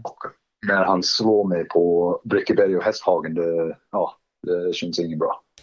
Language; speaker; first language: Swedish; non-native, fluent; English